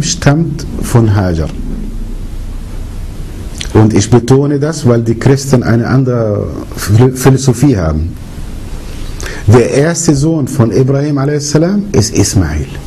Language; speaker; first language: German; early bilingual, other home language; Arabic